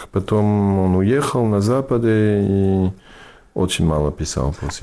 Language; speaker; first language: Russian; non-native, fluent; English